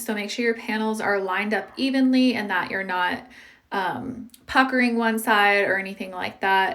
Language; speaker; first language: English; native; English